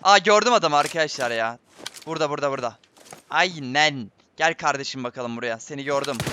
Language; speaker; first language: Turkish; native; Turkish